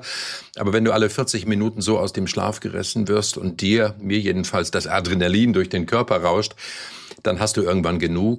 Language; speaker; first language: German; native; German